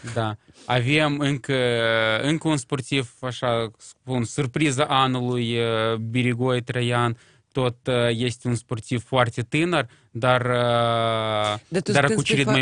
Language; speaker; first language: Romanian; non-native, local second language; Russian